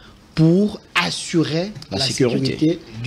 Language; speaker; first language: French; non-native, local second language; Lingala